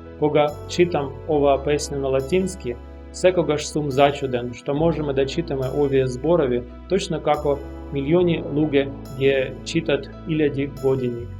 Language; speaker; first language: Macedonian; non-native, learner; Russian